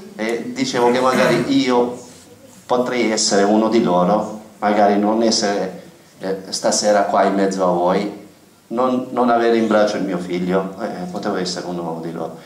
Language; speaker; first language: Italian; non-native, fluent; Albanian